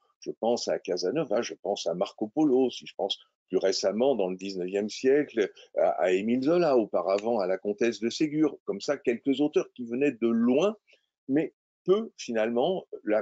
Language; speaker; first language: French; native; French